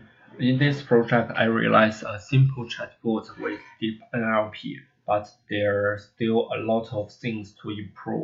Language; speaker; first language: English; non-native, learner; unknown